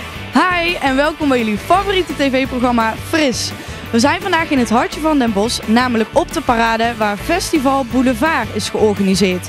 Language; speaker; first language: Dutch; native; Dutch